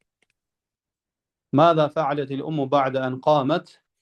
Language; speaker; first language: Arabic; non-native, fluent; Albanian